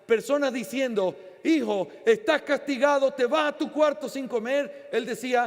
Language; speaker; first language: Spanish; native; Spanish